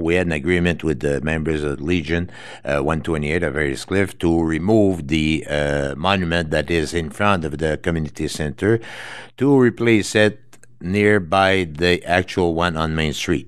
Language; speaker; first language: English; non-native, fluent; French